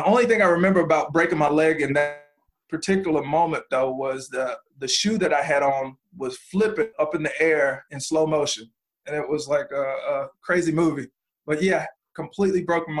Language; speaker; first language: English; native; English